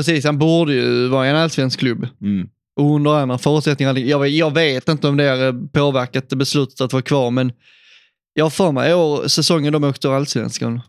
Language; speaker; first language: Swedish; native; Swedish